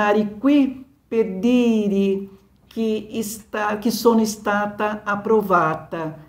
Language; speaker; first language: Italian; non-native, learner; Portuguese